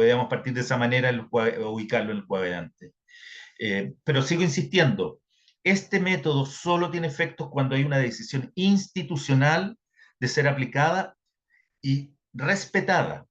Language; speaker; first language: Spanish; native; Spanish